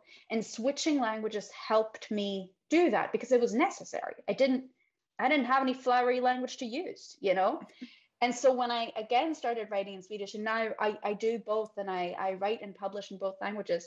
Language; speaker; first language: English; non-native, fluent; Swedish